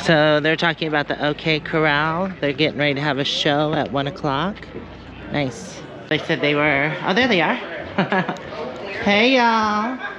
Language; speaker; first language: English; native; English